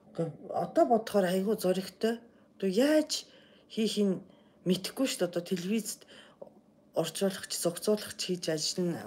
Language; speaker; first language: Mongolian; non-native, fluent; Japanese